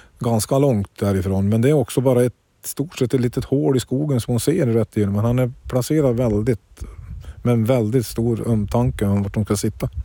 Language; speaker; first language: Swedish; native; Swedish